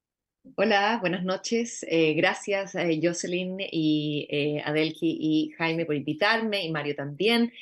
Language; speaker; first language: Spanish; native; Spanish